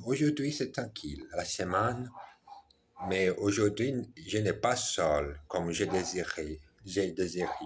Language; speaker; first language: French; non-native, learner; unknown